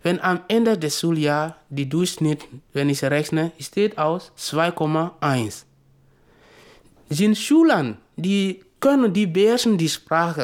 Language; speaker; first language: German; non-native, learner; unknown